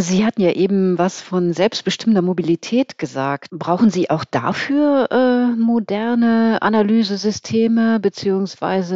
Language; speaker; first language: German; native; German